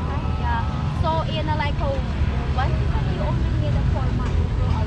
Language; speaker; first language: English; non-native, learner; Balinese